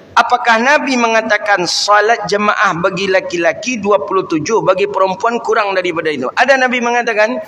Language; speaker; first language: Malay; non-native, local second language; Minangkabau